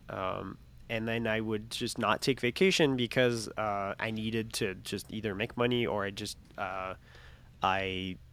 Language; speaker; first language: English; non-native, fluent; French